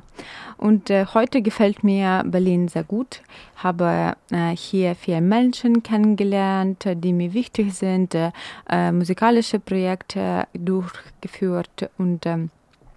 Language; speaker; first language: German; non-native, fluent; Ukrainian